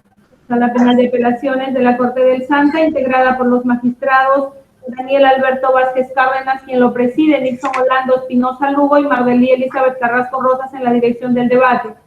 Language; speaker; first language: Spanish; native; Spanish